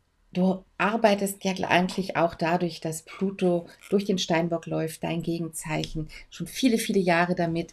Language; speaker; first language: German; native; German